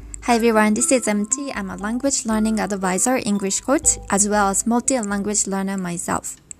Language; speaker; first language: English; non-native, fluent; Japanese